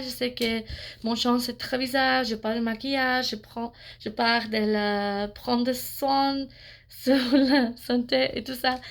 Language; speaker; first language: French; non-native, fluent; English